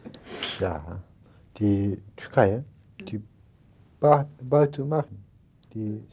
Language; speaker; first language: Dutch; non-native, learner; Turkish